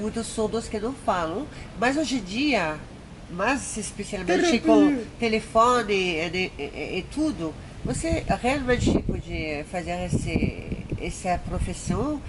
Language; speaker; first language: Portuguese; non-native, fluent; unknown